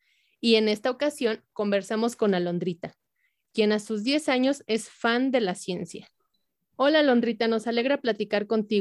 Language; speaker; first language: Spanish; native; Spanish